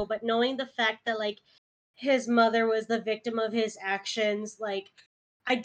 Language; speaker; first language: English; early bilingual, other home language; Spanish